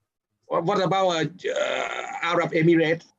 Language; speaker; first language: English; non-native, fluent; Thai